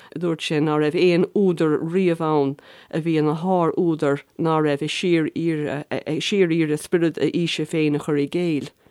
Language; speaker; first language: Irish; native; Irish